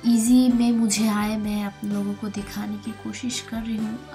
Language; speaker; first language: Hindi; non-native, local second language; Bangla